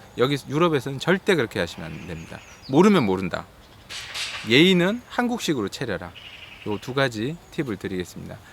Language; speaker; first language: Korean; native; Korean